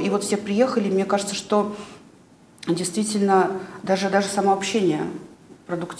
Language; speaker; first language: Russian; native; Russian